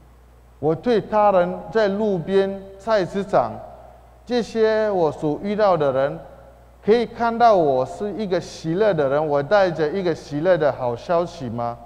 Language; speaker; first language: Chinese; non-native, fluent; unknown